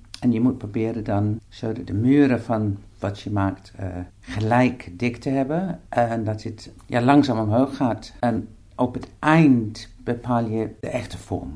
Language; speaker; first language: Dutch; non-native, fluent; English